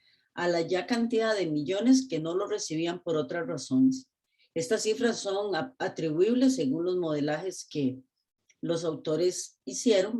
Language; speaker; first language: Spanish; native; Spanish